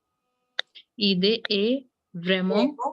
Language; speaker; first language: French; non-native, learner; Hindi